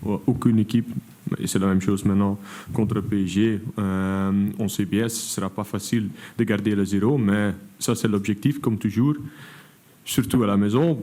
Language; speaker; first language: French; non-native, local second language; Dutch